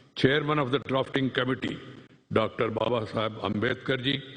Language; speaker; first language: English; non-native, local second language; Hindi